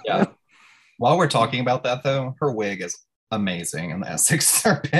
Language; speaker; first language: English; native; English